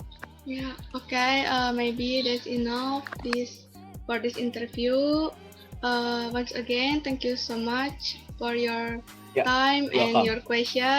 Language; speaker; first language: English; non-native, learner; Indonesian